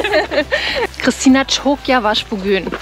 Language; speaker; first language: Turkish; non-native, learner; German